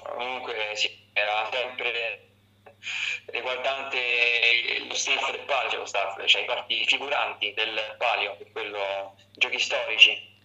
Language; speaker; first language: Italian; native; Italian